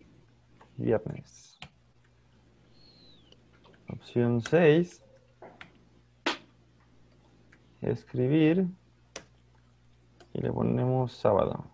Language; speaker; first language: Spanish; native; Spanish